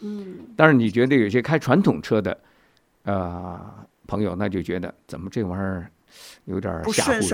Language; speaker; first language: Chinese; native; Chinese